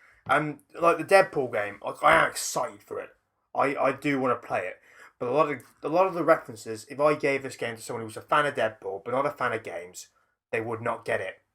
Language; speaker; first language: English; native; English